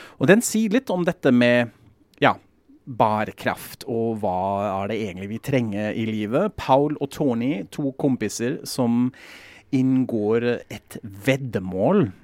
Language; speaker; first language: Norwegian; non-native, fluent; German